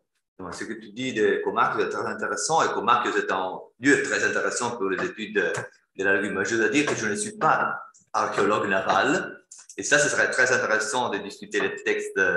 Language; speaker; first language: French; non-native, fluent; Italian